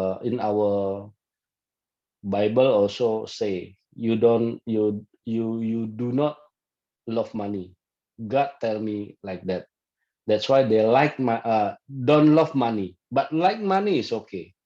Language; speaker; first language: English; non-native, fluent; Indonesian